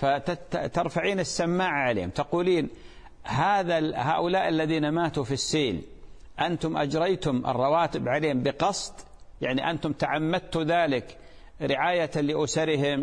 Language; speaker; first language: Arabic; native; Arabic